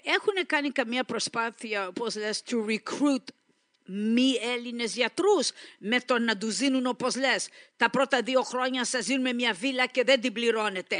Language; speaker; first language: Greek; early bilingual, heritage; Greek